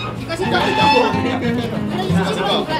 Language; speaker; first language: Indonesian; native; Indonesian